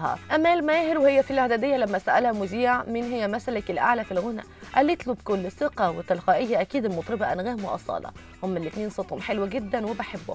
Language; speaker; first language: Arabic; native; Arabic